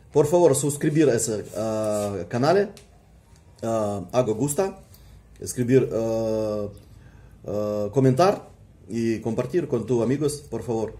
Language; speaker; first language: Spanish; non-native, learner; Russian